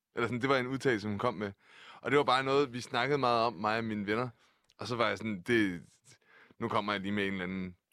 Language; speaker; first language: Danish; native; Danish